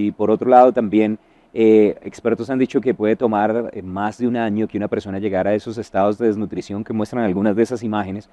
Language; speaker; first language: Spanish; native; Spanish